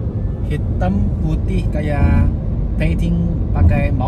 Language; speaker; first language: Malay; non-native, learner; Chinese